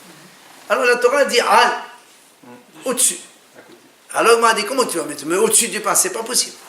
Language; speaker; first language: French; native; French